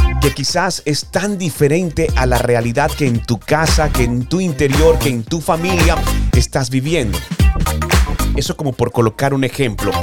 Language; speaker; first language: Spanish; native; Spanish